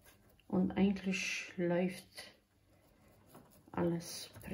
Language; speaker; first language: German; non-native, learner; Croatian